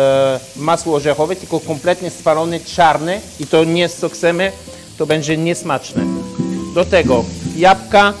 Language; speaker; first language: Polish; non-native, learner; French